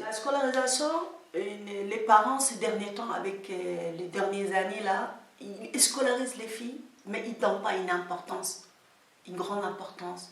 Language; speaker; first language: French; non-native, local second language; Somali